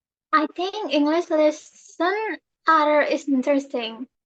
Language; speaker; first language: English; non-native, learner; Indonesian